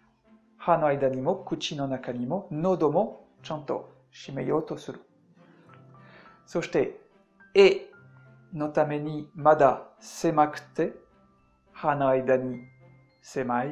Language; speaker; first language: Japanese; non-native, fluent; French